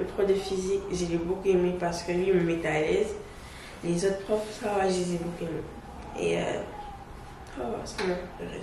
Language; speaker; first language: French; non-native, local second language; Wolof